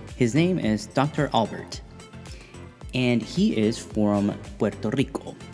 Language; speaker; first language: English; native; English